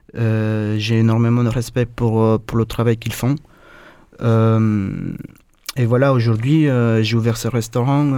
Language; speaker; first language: French; non-native, fluent; Spanish